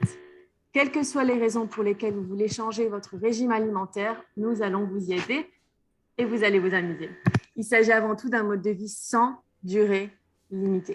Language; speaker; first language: French; native; French